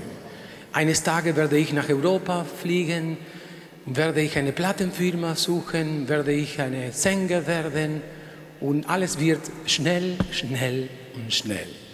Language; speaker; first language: German; non-native, learner; Spanish